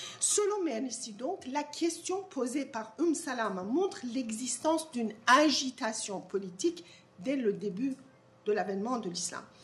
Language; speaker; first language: French; non-native, fluent; Persian